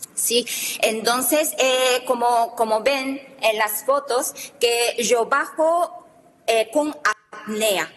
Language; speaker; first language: Spanish; non-native, fluent; Japanese